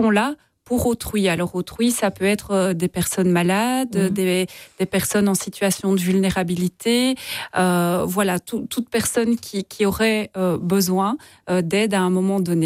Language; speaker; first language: French; native; French